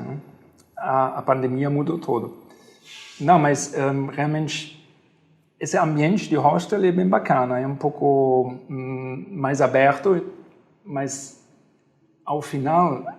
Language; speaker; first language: Portuguese; non-native, fluent; German